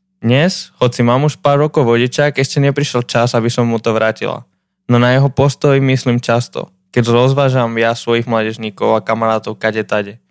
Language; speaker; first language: Slovak; native; Slovak